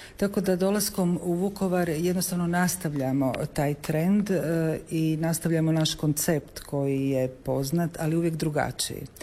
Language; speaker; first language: Croatian; native; Croatian